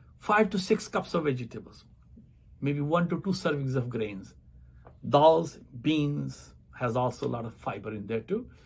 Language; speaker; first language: English; non-native, local second language; Punjabi